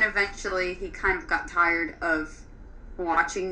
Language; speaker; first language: English; early bilingual, other home language; Polish